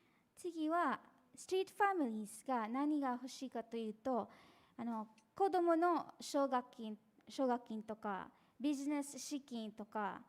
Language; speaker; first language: Japanese; non-native, fluent; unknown